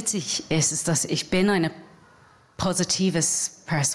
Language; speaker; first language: German; non-native, learner; English